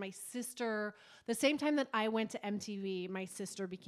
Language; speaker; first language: English; native; English